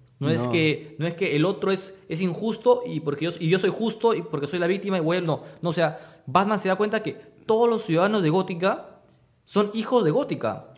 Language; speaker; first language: Spanish; native; Spanish